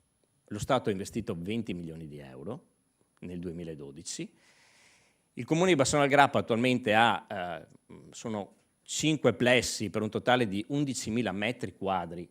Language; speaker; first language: Italian; native; Italian